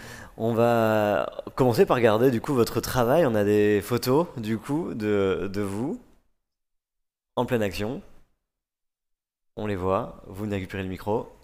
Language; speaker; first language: French; native; French